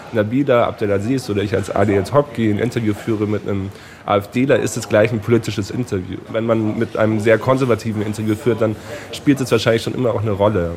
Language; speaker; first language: German; native; German